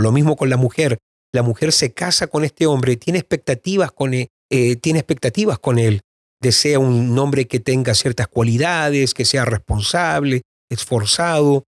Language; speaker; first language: Spanish; native; Spanish